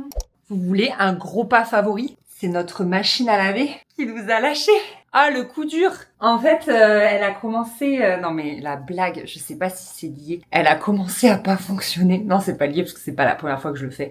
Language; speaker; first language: French; native; French